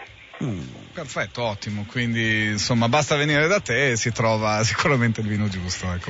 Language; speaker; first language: Italian; native; Italian